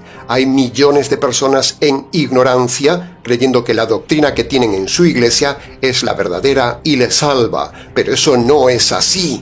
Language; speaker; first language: Spanish; native; Spanish